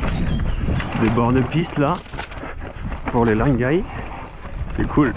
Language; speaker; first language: French; native; French